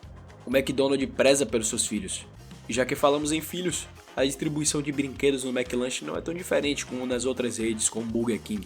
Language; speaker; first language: Portuguese; native; Portuguese